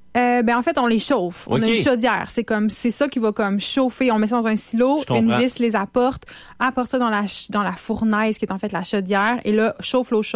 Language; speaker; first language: French; native; French